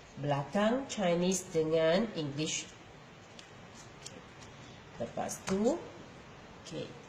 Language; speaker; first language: Malay; non-native, local second language; Chinese